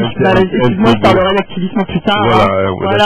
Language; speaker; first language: French; native; French